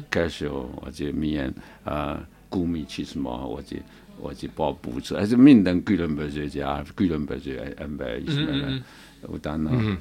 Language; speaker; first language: Hungarian; non-native, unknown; Chinese